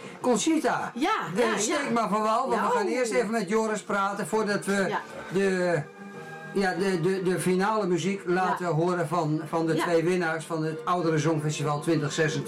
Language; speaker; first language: Dutch; native; Dutch